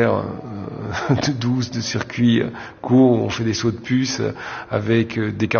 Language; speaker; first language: French; native; French